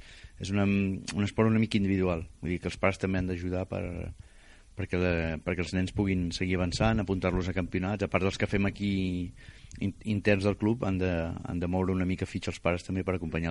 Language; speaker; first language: Catalan; native; Catalan